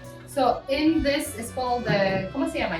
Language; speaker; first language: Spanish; non-native, learner; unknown